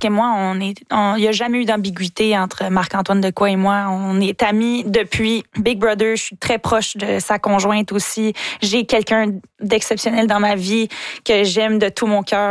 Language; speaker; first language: French; native; French